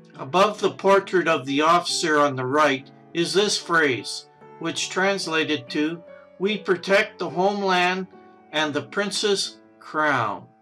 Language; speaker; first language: English; native; English